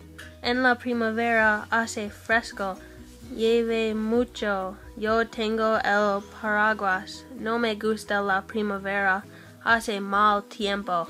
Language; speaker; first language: Spanish; non-native, learner; English